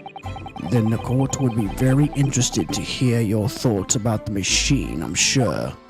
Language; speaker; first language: English; native; English